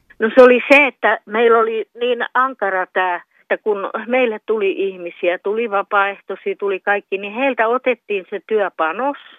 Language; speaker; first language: Finnish; native; Finnish